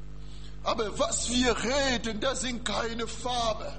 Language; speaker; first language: German; non-native, learner; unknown